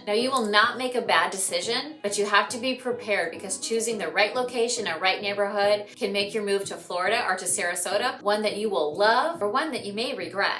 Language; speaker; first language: English; native; English